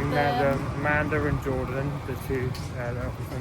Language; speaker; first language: English; native; English